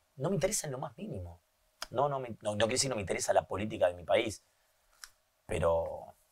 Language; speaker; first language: Spanish; native; Spanish